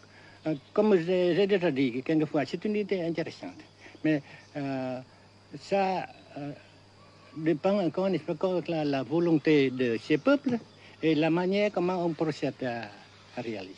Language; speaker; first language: French; non-native, fluent; Vietnamese